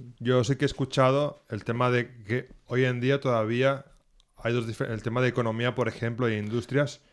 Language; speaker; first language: Spanish; native; Spanish